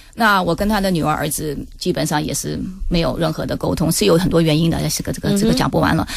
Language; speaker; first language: Chinese; early bilingual, heritage; English